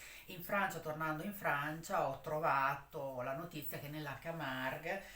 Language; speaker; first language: Italian; native; Italian